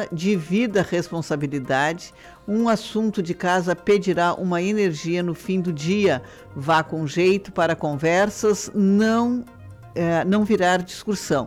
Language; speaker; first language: Portuguese; native; Portuguese